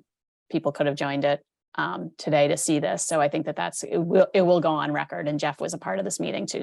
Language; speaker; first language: English; native; English